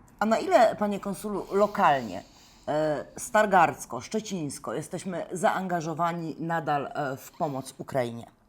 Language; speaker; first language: Polish; native; Polish